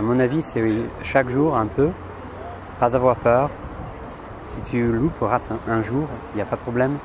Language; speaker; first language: French; non-native, fluent; English